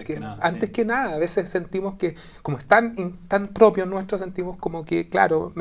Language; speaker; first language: Spanish; native; Spanish